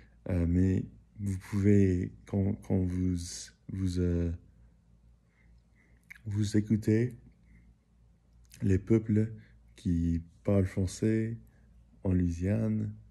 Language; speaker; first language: French; early bilingual, heritage; English